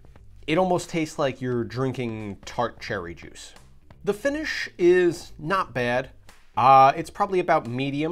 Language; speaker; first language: English; native; English